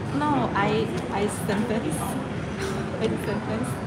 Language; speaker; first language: English; non-native, learner; Thai